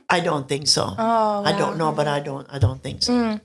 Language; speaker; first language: English; non-native, local second language; Spanish